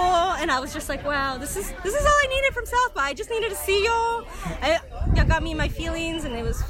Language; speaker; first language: English; early bilingual, other home language; Spanish